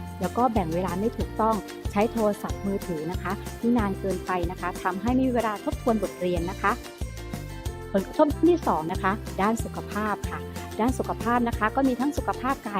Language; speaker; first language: Thai; native; Thai